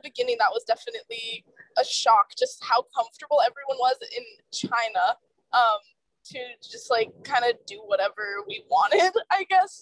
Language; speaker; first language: English; native; English